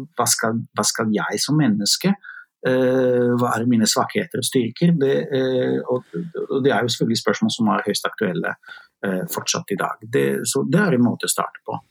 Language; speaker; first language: Norwegian; non-native, fluent; Italian